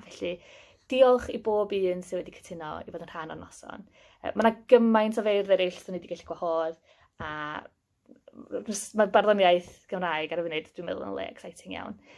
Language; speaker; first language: Welsh; native; Welsh